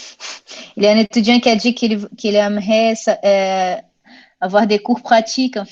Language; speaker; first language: French; non-native, fluent; Portuguese